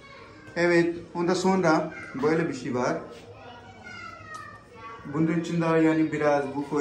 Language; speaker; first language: Turkish; non-native, learner; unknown